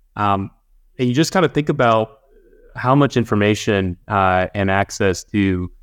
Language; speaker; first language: English; native; English